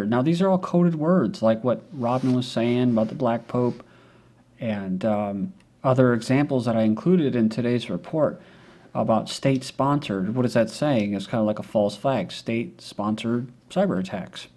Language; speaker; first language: English; native; English